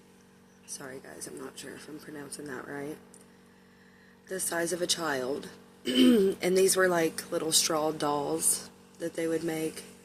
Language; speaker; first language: English; native; English